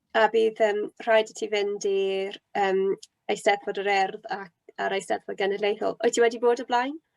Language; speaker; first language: Welsh; non-native, local second language; English